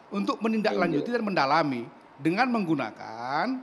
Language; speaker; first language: Indonesian; native; Indonesian